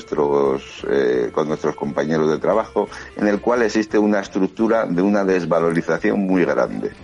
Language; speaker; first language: Spanish; native; Spanish